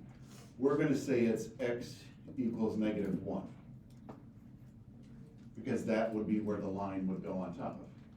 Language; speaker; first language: English; native; English